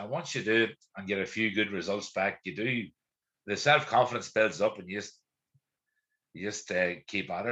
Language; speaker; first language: English; native; English